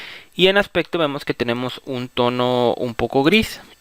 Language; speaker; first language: Spanish; native; Spanish